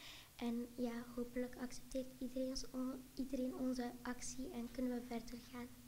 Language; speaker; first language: Dutch; early bilingual, other home language; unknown